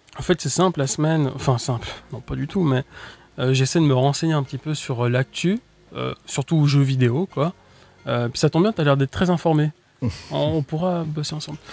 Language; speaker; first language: French; native; French